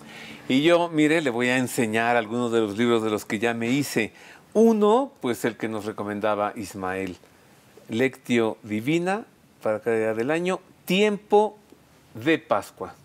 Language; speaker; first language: Spanish; native; Spanish